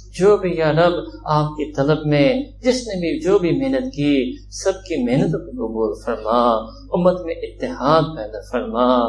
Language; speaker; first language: Urdu; early bilingual, heritage; Urdu